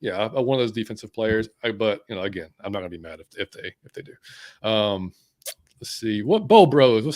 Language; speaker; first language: English; native; English